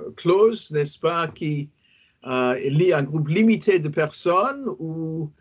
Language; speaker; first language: French; non-native, fluent; English